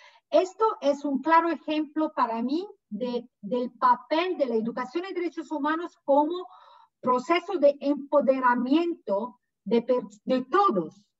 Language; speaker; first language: Spanish; non-native, fluent; Italian